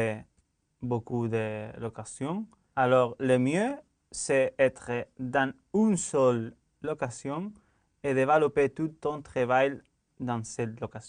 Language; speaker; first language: French; non-native, learner; Spanish